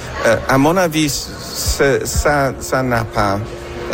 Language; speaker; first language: French; non-native, fluent; English